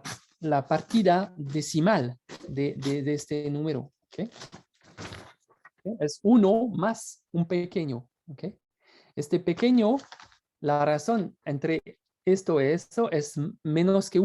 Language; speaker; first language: Spanish; non-native, fluent; French